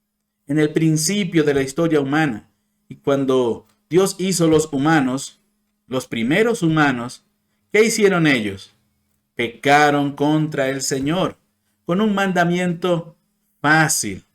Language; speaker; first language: Spanish; non-native, fluent; English